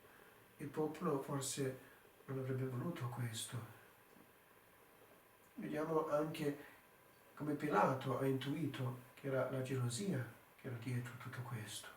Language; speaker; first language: Italian; non-native, fluent; English